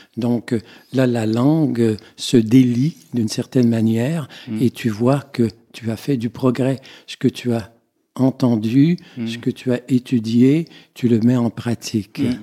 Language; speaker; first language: French; native; French